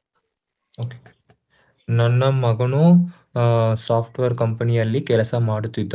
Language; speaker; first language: Kannada; non-native, learner; Tamil